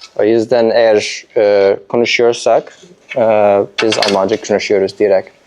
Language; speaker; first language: Turkish; non-native, fluent; English